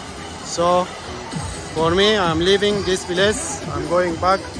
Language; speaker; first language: English; non-native, learner; Arabic